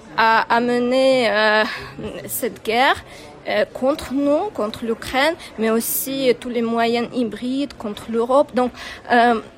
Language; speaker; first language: French; non-native, fluent; Ukrainian